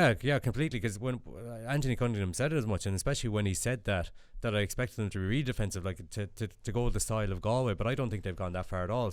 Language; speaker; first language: English; native; English